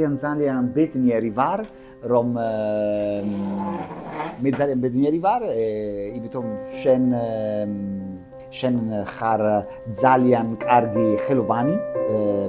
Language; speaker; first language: Georgian; non-native, learner; Italian